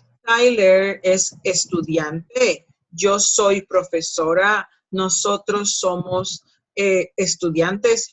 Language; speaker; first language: Spanish; non-native, fluent; English